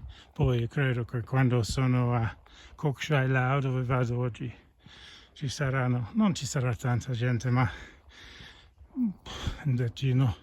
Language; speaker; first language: Italian; non-native, fluent; English